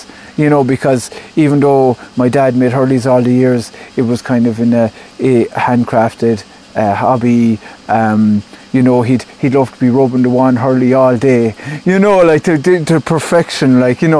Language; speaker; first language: English; native; English